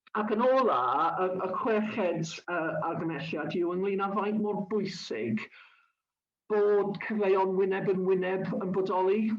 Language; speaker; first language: Welsh; non-native, local second language; English